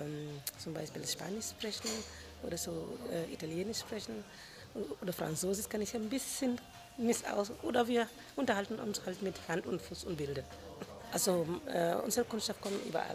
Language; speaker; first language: German; non-native, fluent; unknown